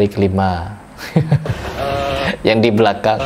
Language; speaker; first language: Indonesian; native; Indonesian